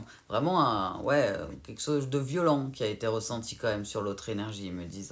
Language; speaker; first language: French; native; French